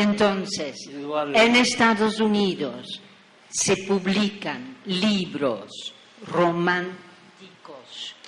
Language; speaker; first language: Spanish; non-native, fluent; French